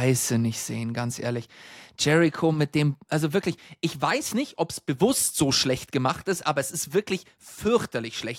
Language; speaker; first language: German; native; German